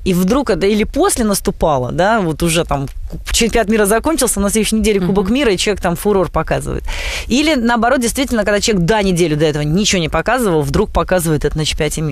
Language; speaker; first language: Russian; native; Russian